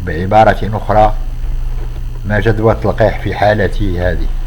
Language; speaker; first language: Arabic; native; Arabic